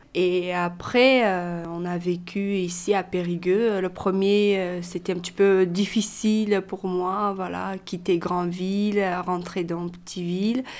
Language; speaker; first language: French; non-native, learner; Russian